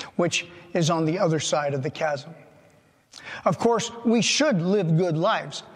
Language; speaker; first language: English; native; English